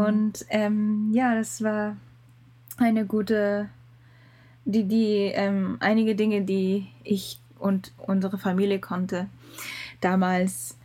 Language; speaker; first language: German; non-native, learner; Japanese